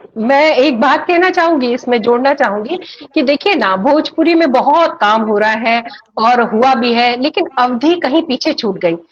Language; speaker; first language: Hindi; native; Hindi